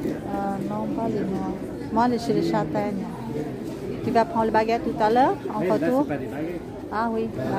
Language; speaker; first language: French; non-native, learner; Vietnamese